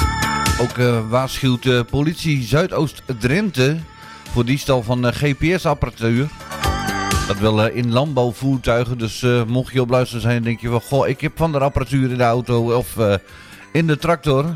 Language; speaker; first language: Dutch; native; Dutch